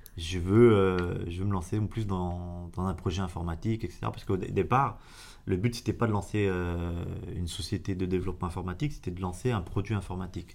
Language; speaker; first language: French; early bilingual, other home language; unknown